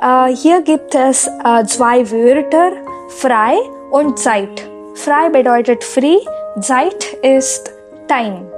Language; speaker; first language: German; non-native, fluent; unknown